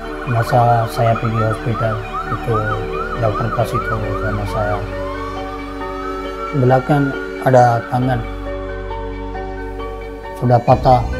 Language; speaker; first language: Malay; non-native, learner; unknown